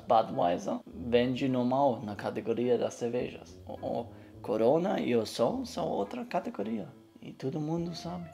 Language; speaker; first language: Portuguese; non-native, learner; German